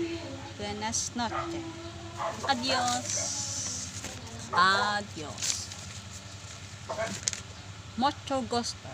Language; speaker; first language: Spanish; non-native, learner; Filipino